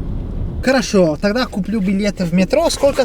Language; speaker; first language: Russian; non-native, fluent; Italian